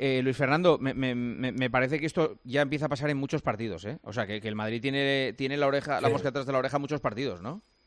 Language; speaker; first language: Spanish; native; Spanish